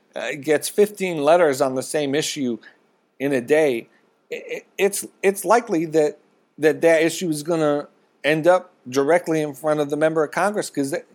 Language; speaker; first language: English; native; English